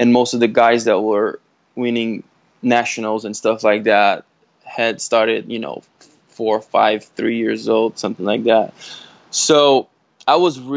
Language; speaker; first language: English; non-native, fluent; Portuguese